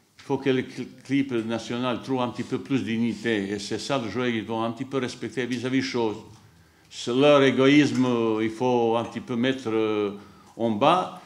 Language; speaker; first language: French; non-native, fluent; Bosnian